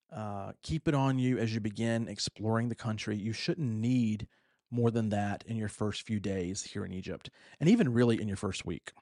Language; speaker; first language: English; native; English